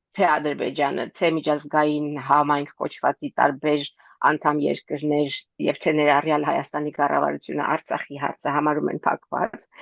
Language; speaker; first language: Armenian; native; Armenian